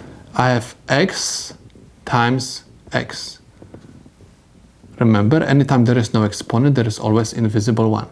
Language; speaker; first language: English; non-native, fluent; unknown